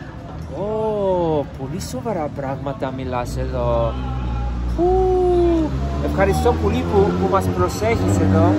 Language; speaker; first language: Greek; early bilingual, heritage; English